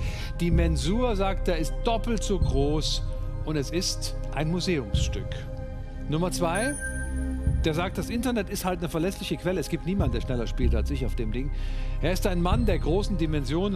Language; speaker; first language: German; native; German